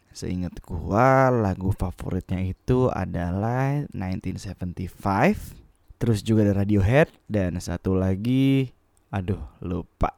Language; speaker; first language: Indonesian; native; Indonesian